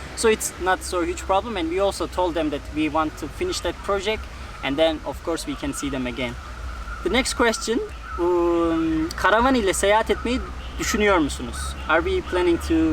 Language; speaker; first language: English; non-native, fluent; Turkish